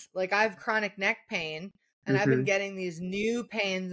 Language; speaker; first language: English; native; English